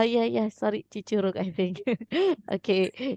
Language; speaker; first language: English; non-native, fluent; Indonesian